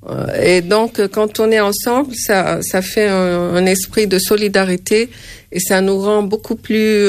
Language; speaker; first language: French; non-native, fluent; Arabic